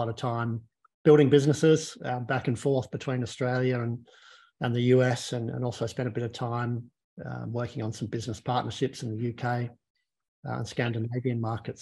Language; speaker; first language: English; native; English